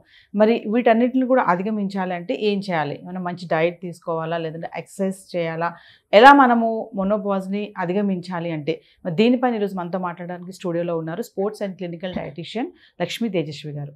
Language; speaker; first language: Telugu; native; Telugu